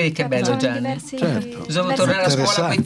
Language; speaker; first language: Italian; native; Italian